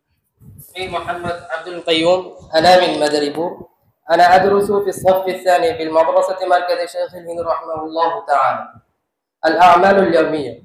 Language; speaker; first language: Arabic; non-native, learner; Bangla